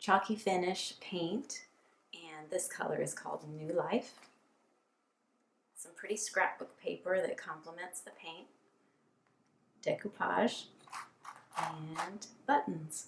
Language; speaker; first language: English; native; English